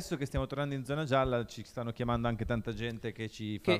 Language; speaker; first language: Italian; native; Italian